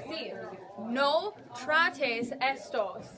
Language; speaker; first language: Spanish; non-native, learner; English